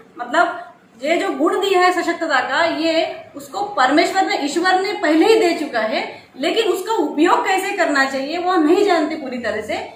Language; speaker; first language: Hindi; non-native, local second language; Marathi